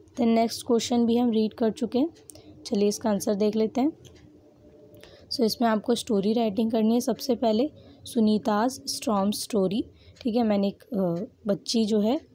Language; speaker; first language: Hindi; native; Hindi